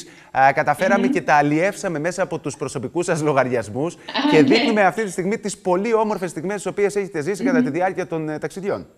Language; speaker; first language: Greek; native; Greek